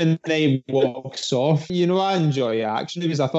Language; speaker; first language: English; native; English